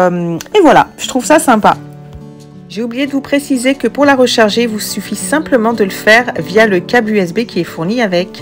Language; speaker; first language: French; native; French